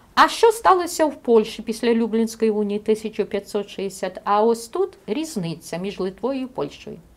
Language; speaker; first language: Ukrainian; native; Ukrainian